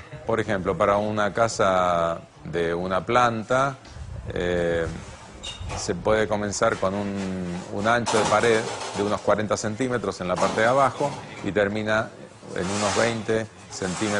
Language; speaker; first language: Spanish; native; Spanish